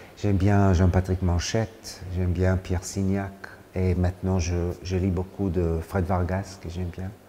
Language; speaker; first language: French; non-native, fluent; Hebrew